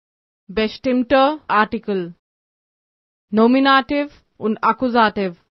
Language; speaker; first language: German; non-native, fluent; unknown